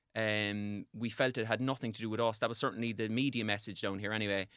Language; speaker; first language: English; native; English